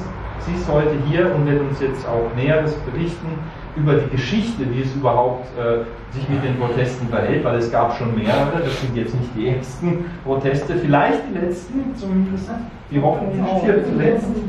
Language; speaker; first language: German; native; German